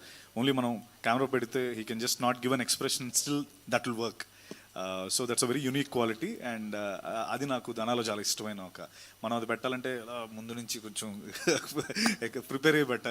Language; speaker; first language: Telugu; native; Telugu